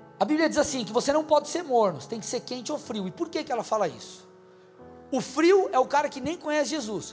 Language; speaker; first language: Portuguese; native; Portuguese